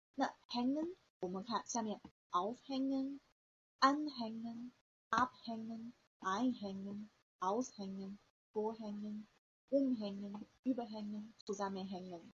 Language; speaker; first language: German; non-native, fluent; Chinese